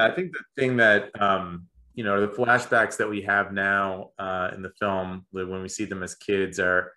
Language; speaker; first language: English; native; English